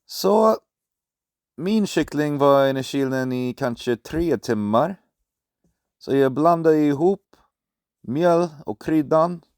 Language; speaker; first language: Swedish; non-native, fluent; English